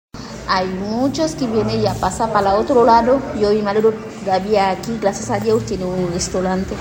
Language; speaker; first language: Spanish; non-native, learner; Haitian Creole